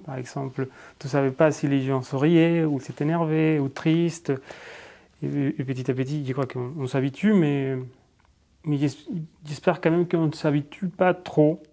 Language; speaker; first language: French; non-native, fluent; Spanish